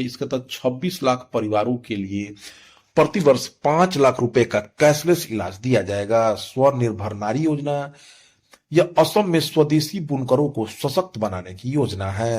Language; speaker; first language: Hindi; native; Hindi